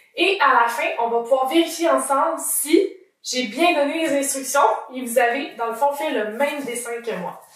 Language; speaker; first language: French; native; French